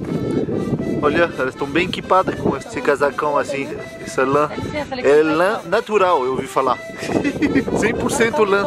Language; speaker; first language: Portuguese; non-native, fluent; French